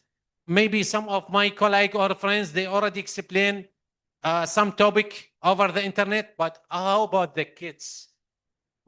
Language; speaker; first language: English; non-native, fluent; Arabic